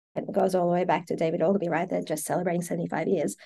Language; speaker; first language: English; early bilingual, other home language; Persian